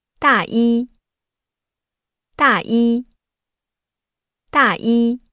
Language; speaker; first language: Chinese; non-native, fluent; Korean